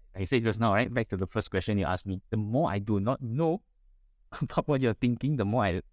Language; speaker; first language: English; non-native, local second language; Min Nan Chinese